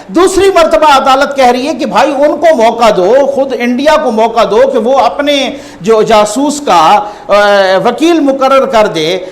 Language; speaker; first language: Urdu; native; Urdu